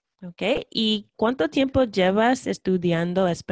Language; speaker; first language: Spanish; non-native, fluent; English